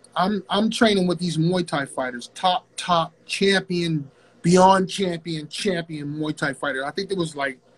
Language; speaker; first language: English; native; English